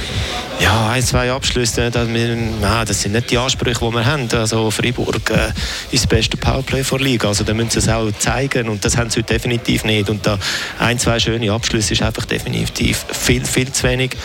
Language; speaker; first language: German; native; German